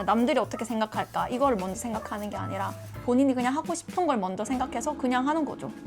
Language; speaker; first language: Korean; native; Korean